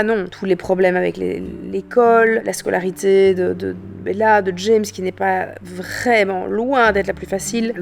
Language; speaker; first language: French; native; French